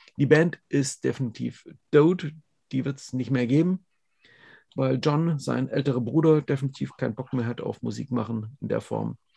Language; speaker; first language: German; native; German